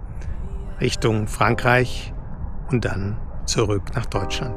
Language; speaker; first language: German; native; German